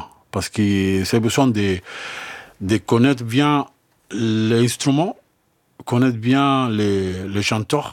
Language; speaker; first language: French; non-native, learner; Spanish